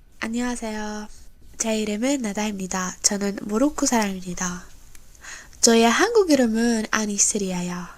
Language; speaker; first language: Korean; non-native, learner; Arabic